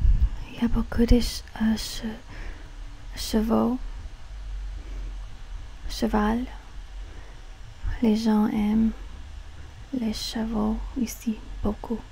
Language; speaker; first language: French; non-native, learner; English